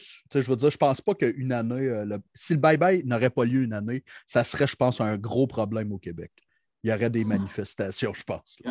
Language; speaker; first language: French; native; French